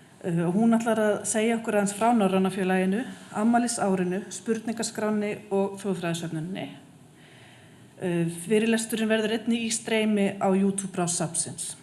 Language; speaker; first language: Icelandic; native; Icelandic